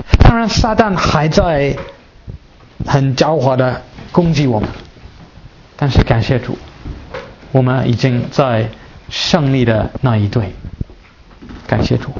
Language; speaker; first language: Chinese; non-native, fluent; English